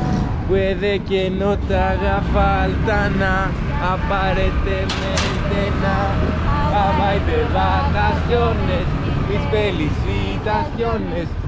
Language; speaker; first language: Spanish; non-native, learner; Greek